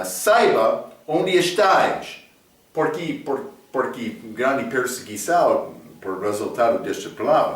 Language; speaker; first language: Portuguese; non-native, fluent; English